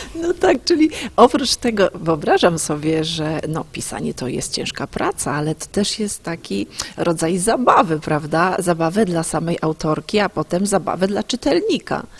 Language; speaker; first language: Polish; native; Polish